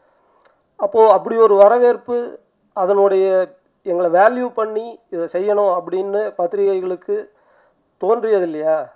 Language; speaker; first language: Tamil; native; Tamil